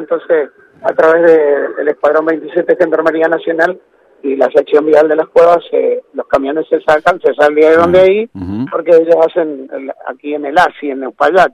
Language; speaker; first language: Spanish; native; Spanish